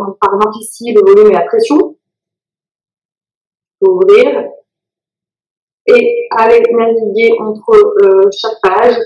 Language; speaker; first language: French; native; French